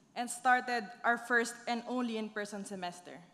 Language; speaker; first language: English; non-native, local second language; Filipino